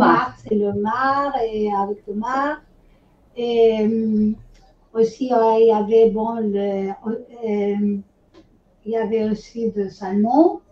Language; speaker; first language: French; non-native, fluent; Spanish